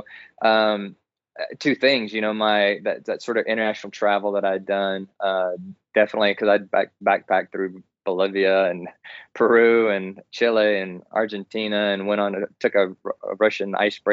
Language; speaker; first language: English; native; English